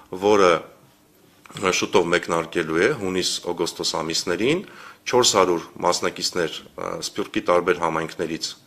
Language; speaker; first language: Armenian; native; Armenian